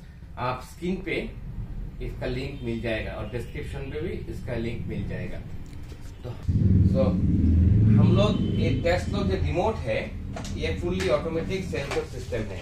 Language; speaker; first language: Hindi; non-native, learner; Bangla